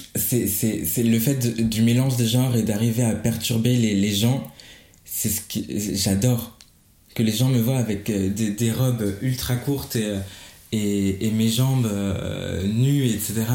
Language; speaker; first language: French; native; French